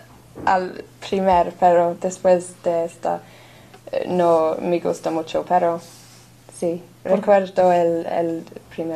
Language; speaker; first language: Spanish; non-native, learner; English